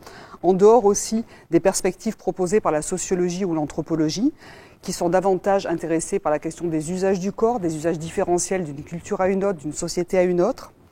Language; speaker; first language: French; native; French